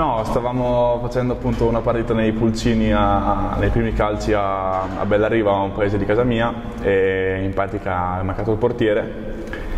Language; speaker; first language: Italian; native; Italian